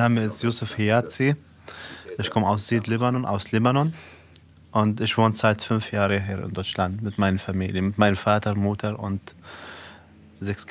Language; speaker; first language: German; non-native, fluent; Arabic